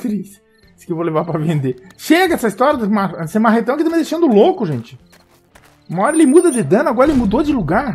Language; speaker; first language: Portuguese; native; Portuguese